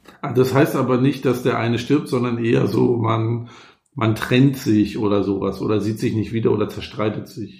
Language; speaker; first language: German; native; German